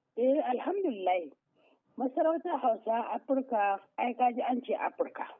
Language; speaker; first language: Hausa; native; Hausa